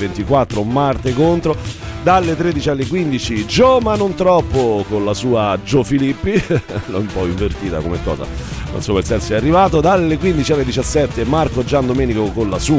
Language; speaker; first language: Italian; native; Italian